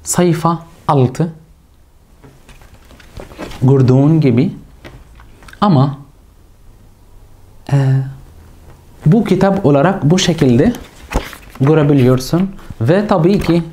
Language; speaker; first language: Turkish; non-native, fluent; Arabic